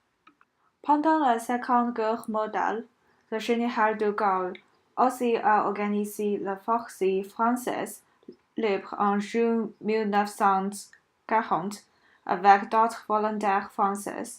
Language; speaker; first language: French; non-native, learner; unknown